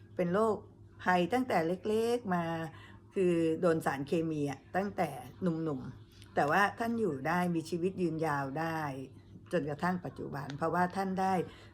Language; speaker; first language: Thai; native; Thai